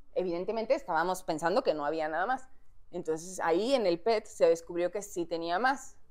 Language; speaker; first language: Spanish; native; Spanish